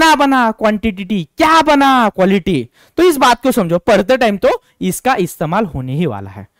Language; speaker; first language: Hindi; non-native, local second language; Marathi